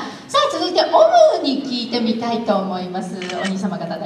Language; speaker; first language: Japanese; native; Japanese